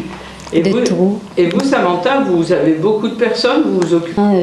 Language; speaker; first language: French; native; French